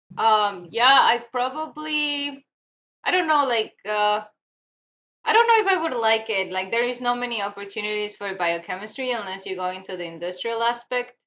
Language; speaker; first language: English; non-native, fluent; Spanish